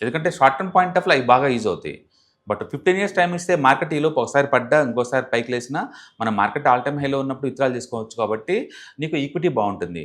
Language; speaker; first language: Telugu; native; Telugu